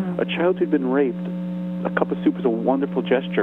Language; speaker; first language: English; native; English